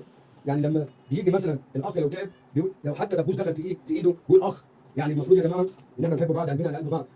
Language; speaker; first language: Arabic; native; Arabic